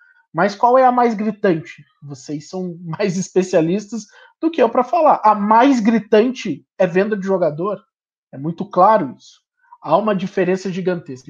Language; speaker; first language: Portuguese; native; Portuguese